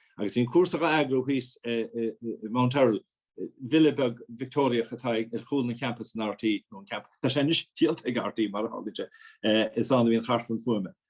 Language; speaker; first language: Irish; native; Irish